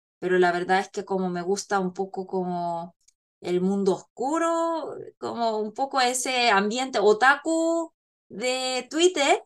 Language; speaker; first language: Spanish; non-native, fluent; Korean